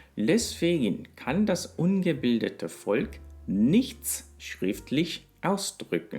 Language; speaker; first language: German; non-native, fluent; Korean